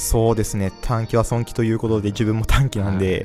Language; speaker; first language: Japanese; early bilingual, other home language; Portuguese